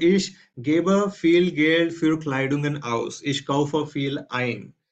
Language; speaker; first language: German; non-native, fluent; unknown